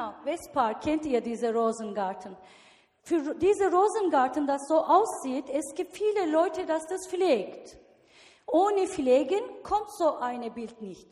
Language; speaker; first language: German; non-native, learner; Turkish